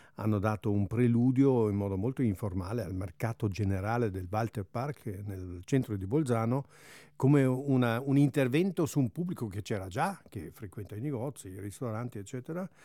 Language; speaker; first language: Italian; non-native, local second language; German